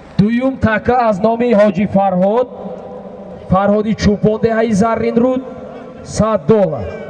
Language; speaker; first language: Tajik; native; Tajik